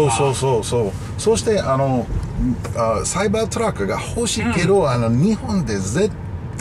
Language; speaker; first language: Japanese; non-native, learner; English